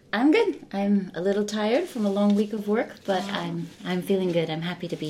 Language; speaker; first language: English; native; English